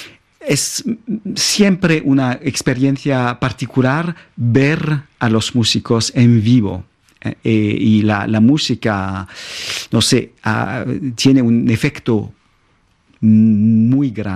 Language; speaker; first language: Spanish; non-native, fluent; French